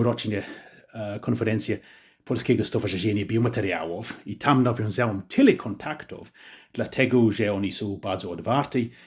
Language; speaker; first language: Polish; non-native, fluent; English